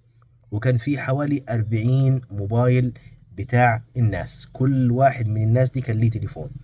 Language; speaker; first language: Arabic; native; Arabic